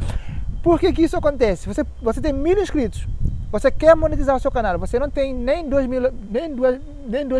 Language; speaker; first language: Portuguese; non-native, local second language; Kabuverdianu